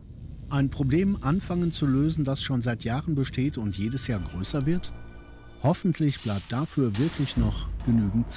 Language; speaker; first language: German; native; German